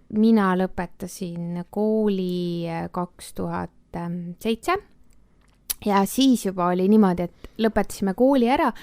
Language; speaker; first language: Estonian; native; Estonian